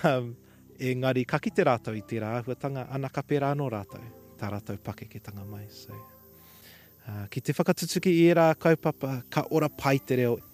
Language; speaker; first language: Māori; non-native, local second language; English